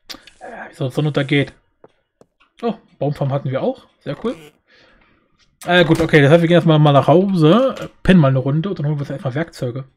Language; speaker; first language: German; native; German